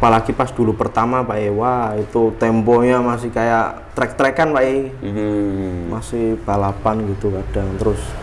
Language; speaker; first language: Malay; non-native, local second language; Javanese